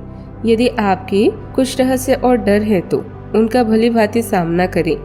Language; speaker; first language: Hindi; native; Hindi